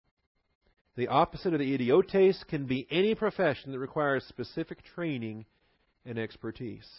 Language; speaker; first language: English; native; English